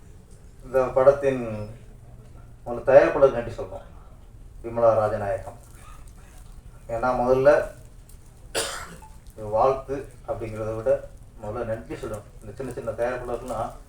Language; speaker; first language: Tamil; native; Tamil